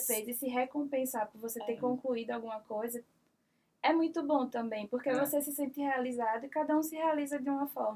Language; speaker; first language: Portuguese; native; Portuguese